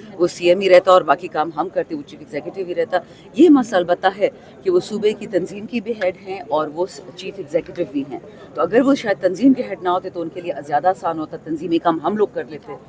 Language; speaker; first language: Urdu; non-native, local second language; Pashto